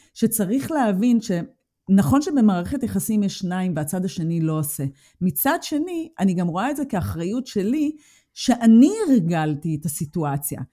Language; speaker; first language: Hebrew; native; Hebrew